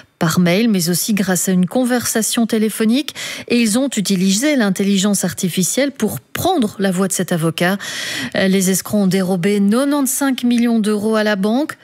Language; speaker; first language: French; native; French